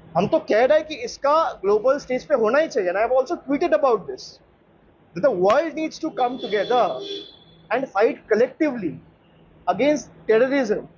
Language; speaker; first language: Hindi; non-native, local second language; Bangla